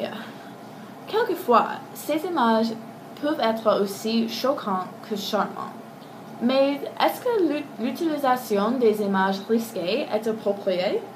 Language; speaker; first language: French; non-native, learner; English